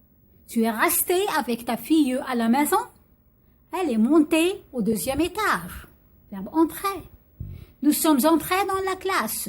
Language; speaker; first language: French; non-native, fluent; Arabic